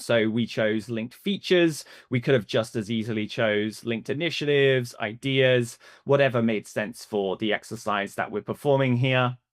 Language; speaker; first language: English; native; English